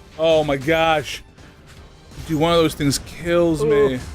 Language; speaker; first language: English; native; English